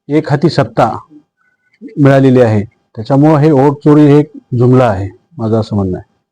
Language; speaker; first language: Marathi; native; Marathi